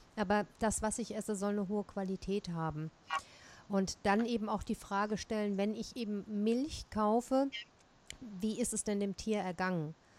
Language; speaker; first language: German; native; German